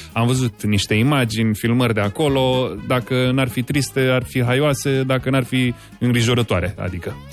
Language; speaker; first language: Romanian; native; Romanian